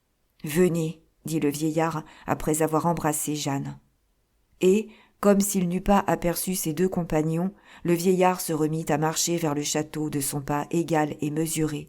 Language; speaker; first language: French; native; French